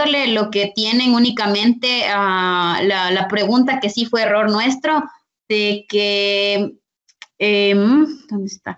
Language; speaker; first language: Spanish; native; Spanish